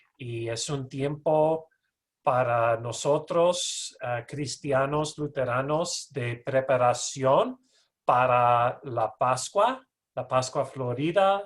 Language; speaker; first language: Spanish; non-native, fluent; English